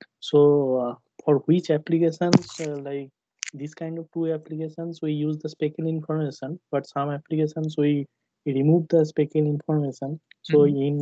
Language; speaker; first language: English; non-native, learner; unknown